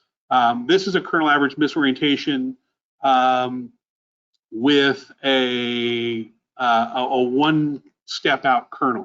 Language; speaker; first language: English; native; English